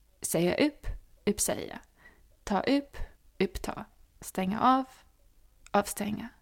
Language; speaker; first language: Swedish; non-native, fluent; English